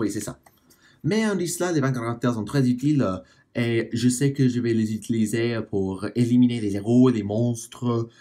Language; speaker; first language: French; non-native, fluent; English